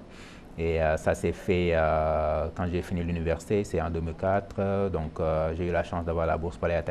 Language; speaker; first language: French; non-native, local second language; Wolof